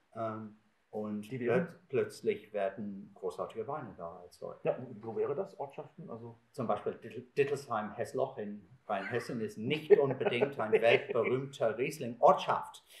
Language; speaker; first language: German; non-native, fluent; English